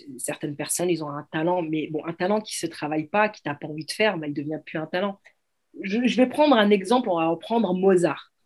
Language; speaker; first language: French; early bilingual, other home language; Arabic